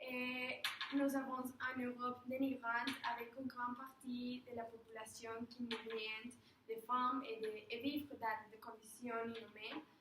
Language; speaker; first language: French; non-native, learner; Spanish